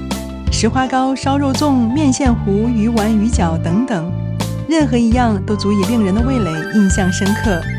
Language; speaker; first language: Chinese; native; Chinese